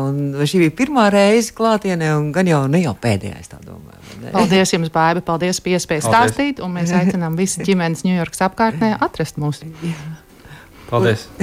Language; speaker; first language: Latvian; native; Latvian